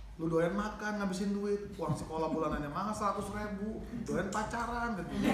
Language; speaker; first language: Indonesian; native; Indonesian